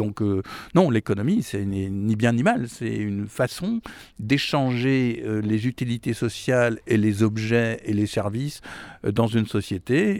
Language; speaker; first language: French; native; French